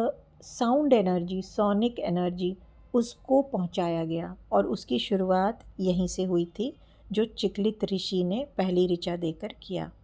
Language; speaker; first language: Hindi; native; Hindi